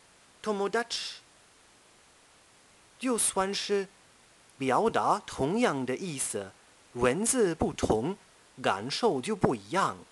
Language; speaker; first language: Chinese; non-native, fluent; German